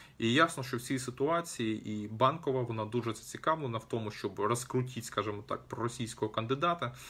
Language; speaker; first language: Ukrainian; non-native, local second language; Russian